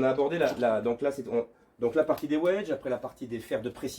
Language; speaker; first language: French; native; French